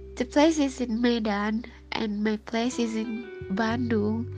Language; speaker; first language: English; non-native, fluent; Indonesian